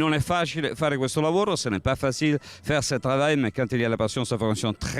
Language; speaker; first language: French; non-native, fluent; Italian